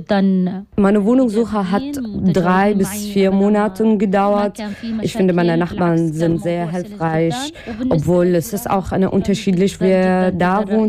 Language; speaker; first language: German; non-native, learner; Arabic